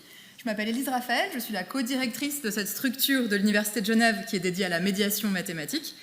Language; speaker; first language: French; native; French